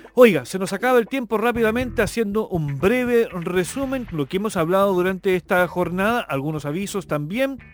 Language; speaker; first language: Spanish; native; Spanish